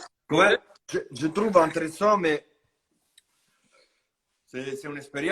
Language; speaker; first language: French; non-native, fluent; Italian